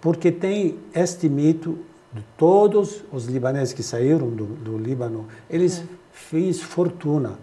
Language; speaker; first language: Portuguese; non-native, fluent; Arabic